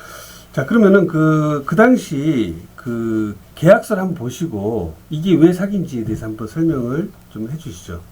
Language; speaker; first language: Korean; native; Korean